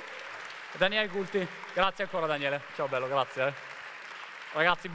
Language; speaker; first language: Italian; native; Italian